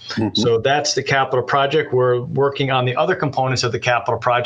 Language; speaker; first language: English; native; English